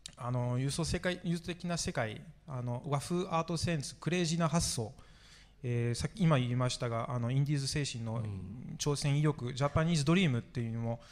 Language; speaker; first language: Japanese; non-native, fluent; French